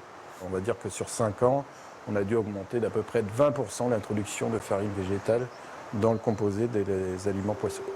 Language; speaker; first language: French; native; French